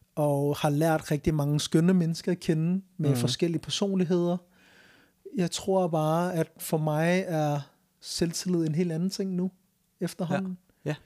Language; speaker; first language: Danish; early bilingual, other home language; Thai